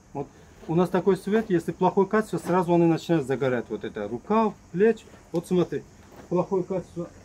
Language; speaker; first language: Russian; non-native, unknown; Turkish